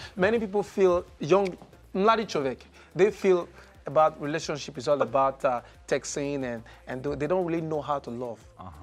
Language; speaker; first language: English; non-native, local second language; Igbo